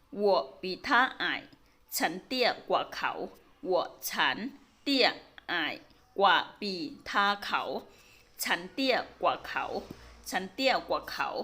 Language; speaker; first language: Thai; native; Thai